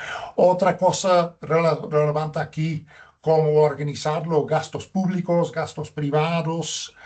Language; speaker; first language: Spanish; non-native, fluent; Dutch